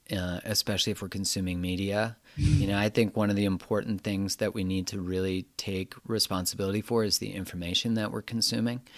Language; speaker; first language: English; native; English